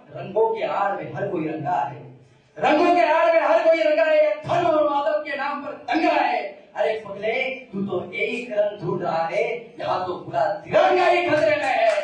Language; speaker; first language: Hindi; non-native, local second language; Marathi